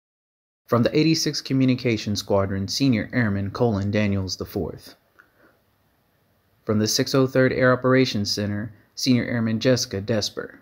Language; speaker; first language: English; native; English